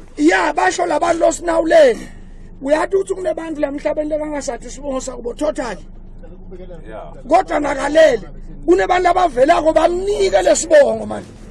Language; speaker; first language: Zulu; non-native, local second language; Swati